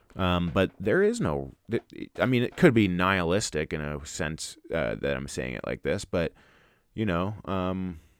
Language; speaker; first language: English; native; English